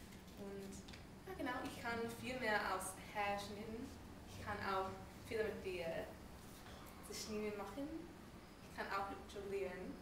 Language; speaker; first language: German; non-native, learner; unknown